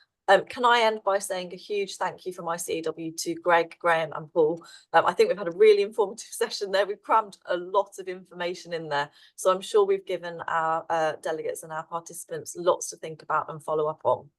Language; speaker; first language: English; native; English